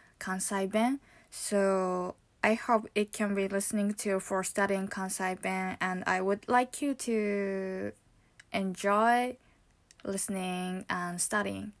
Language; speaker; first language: English; non-native, learner; Japanese